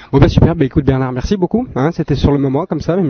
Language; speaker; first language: French; native; French